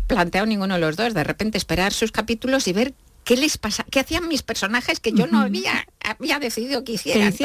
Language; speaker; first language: Spanish; native; Spanish